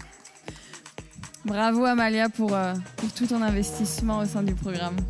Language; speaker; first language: French; native; French